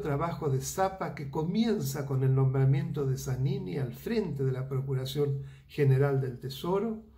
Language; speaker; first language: Spanish; native; Spanish